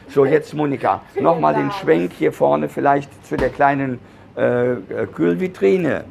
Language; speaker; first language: German; native; German